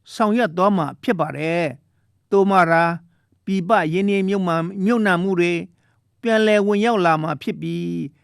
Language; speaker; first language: Burmese; non-native, local second language; Shan